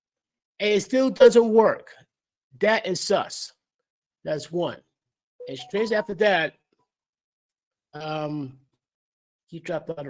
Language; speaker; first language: English; native; English